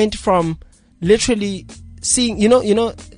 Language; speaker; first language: English; non-native, local second language; Zulu